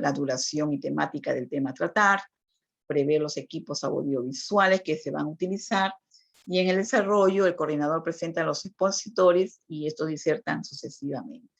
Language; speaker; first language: Spanish; native; Spanish